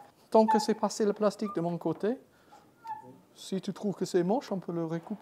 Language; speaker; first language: French; non-native, fluent; English